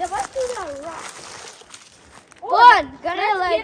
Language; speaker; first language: Russian; early bilingual, heritage; Russian